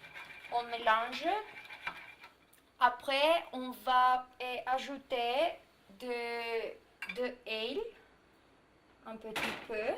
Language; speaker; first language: French; non-native, learner; Spanish